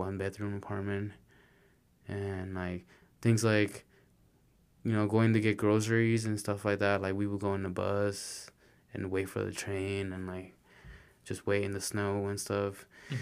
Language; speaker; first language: English; non-native, fluent; Spanish